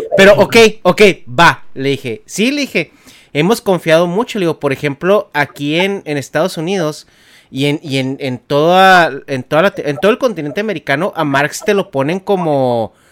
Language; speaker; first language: Spanish; native; Spanish